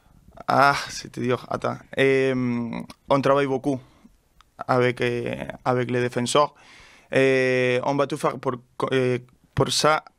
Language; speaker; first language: French; non-native, learner; Spanish